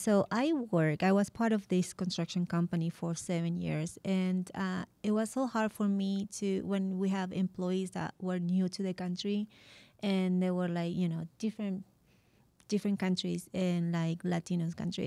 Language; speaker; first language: English; non-native, fluent; Spanish